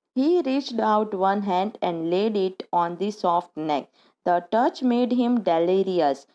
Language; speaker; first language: English; non-native, local second language; Gujarati